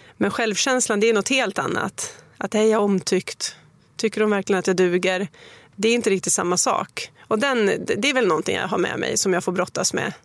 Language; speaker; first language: Swedish; native; Swedish